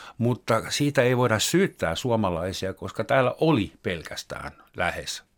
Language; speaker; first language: Finnish; non-native, fluent; German